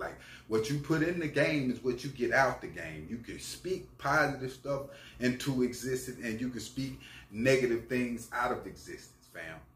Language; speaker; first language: English; native; English